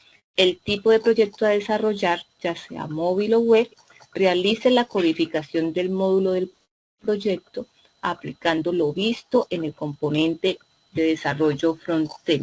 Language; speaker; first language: Spanish; native; Spanish